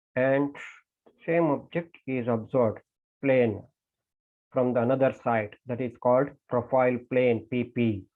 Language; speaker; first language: English; non-native, local second language; Kannada